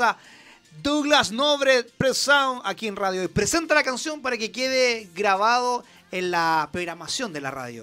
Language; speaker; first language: Spanish; native; Spanish